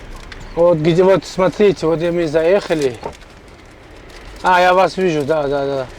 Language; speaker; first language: Russian; non-native, fluent; Tajik